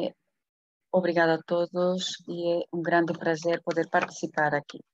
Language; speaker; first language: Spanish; non-native, fluent; Portuguese